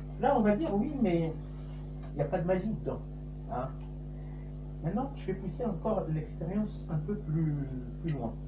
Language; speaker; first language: French; non-native, local second language; Arabic